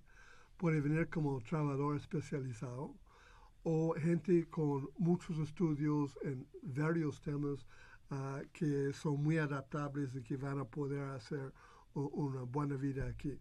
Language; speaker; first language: Spanish; non-native, fluent; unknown